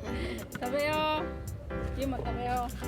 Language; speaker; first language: Japanese; non-native, learner; Filipino